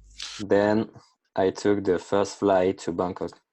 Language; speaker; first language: English; non-native, learner; French